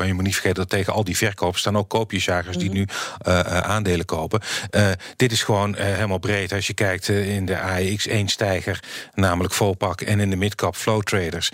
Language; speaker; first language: Dutch; native; Dutch